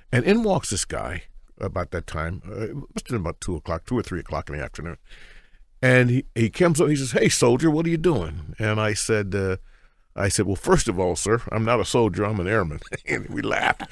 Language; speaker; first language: English; native; English